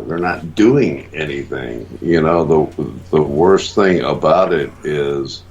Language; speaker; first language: English; native; English